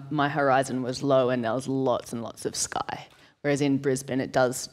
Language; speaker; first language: English; native; English